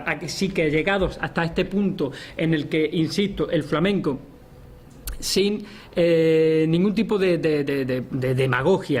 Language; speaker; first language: Spanish; native; Spanish